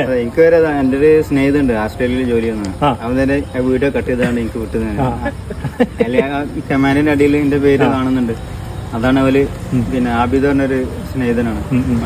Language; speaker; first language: Malayalam; non-native, learner; Bangla